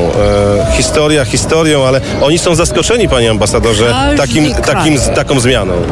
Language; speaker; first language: Polish; native; Polish